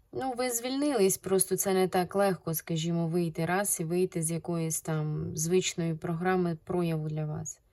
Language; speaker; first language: Ukrainian; non-native, local second language; Russian